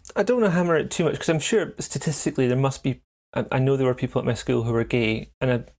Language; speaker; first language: English; native; English